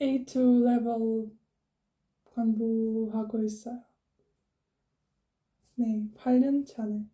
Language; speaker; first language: Korean; non-native, learner; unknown